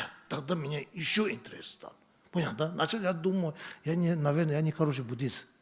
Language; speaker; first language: Russian; non-native, learner; Tibetan